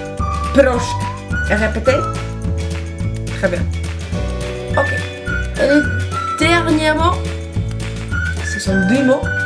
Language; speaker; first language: French; non-native, fluent; Polish